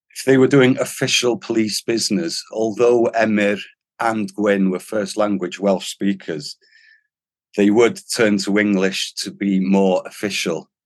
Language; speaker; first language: English; non-native, local second language; Welsh